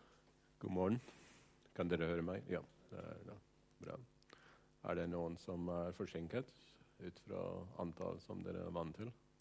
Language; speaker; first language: Norwegian; non-native, fluent; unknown